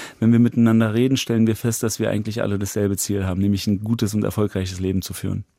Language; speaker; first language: German; native; German